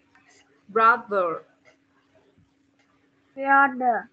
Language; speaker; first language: English; non-native, learner; Vietnamese